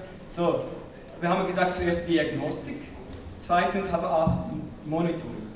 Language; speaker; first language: German; non-native, fluent; Arabic